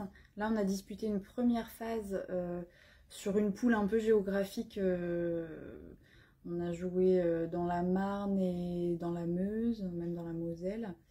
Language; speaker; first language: French; native; French